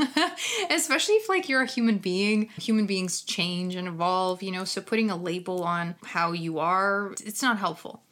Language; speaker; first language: English; non-native, fluent; Ukrainian